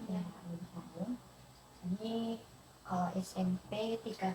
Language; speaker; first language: Indonesian; non-native, fluent; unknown